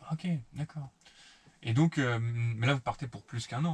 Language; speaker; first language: French; native; French